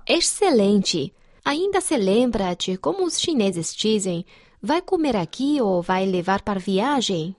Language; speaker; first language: Portuguese; non-native, fluent; Chinese